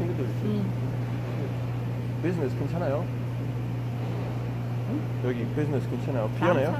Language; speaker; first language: Korean; non-native, learner; English